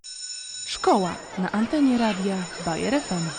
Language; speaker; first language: Polish; native; Polish